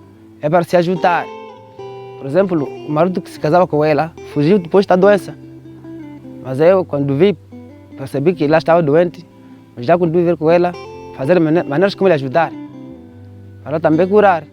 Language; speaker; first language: Portuguese; non-native, local second language; Makhuwa